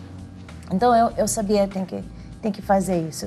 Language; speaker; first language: Portuguese; non-native, learner; English